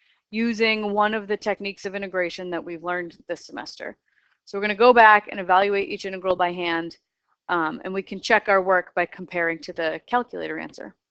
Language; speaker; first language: English; native; English